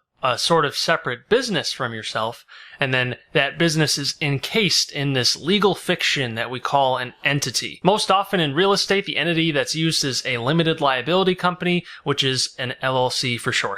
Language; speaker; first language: English; native; English